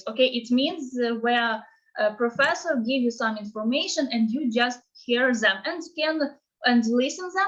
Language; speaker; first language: English; non-native, fluent; Ukrainian